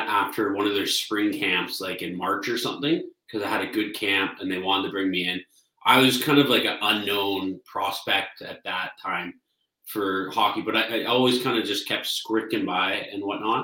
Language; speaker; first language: English; native; English